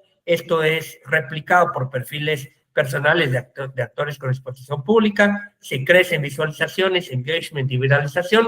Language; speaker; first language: Spanish; native; Spanish